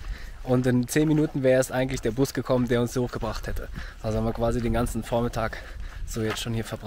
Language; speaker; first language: German; native; German